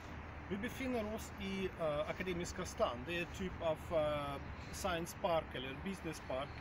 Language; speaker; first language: Swedish; non-native, fluent; Russian